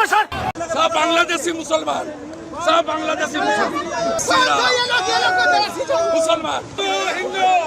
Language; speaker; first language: Hindi; non-native, local second language; Bangla